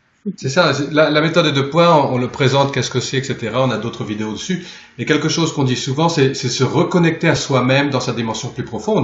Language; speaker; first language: French; native; French